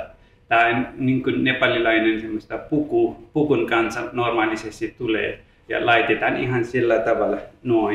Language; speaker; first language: Finnish; non-native, learner; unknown